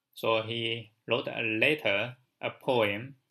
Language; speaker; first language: English; non-native, learner; Chinese